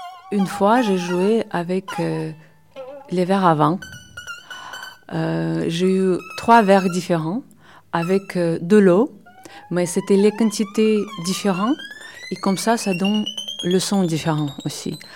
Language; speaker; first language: French; non-native, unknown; Russian